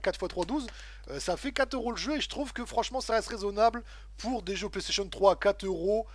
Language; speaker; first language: French; native; French